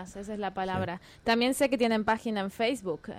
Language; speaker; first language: Spanish; native; Spanish